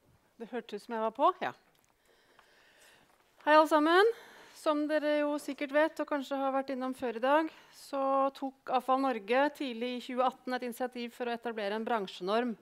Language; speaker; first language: Norwegian; native; Norwegian